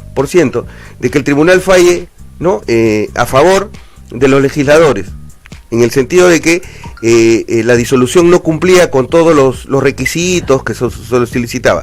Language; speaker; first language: Spanish; native; Spanish